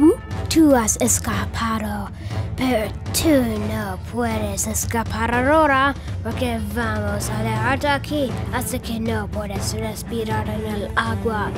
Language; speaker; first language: Spanish; non-native, learner; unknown